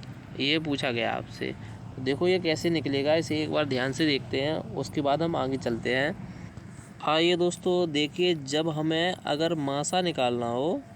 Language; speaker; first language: Hindi; native; Hindi